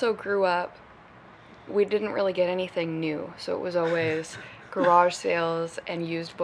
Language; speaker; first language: English; native; English